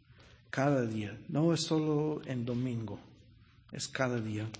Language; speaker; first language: Spanish; non-native, learner; English